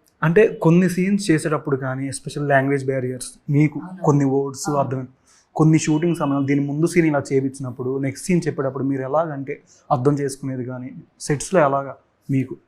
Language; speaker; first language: Telugu; native; Telugu